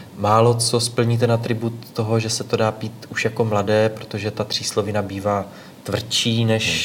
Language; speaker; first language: Czech; native; Czech